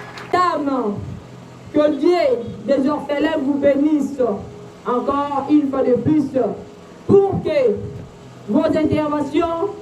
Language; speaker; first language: French; non-native, local second language; Lingala